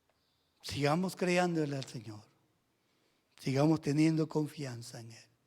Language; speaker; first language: Spanish; native; Spanish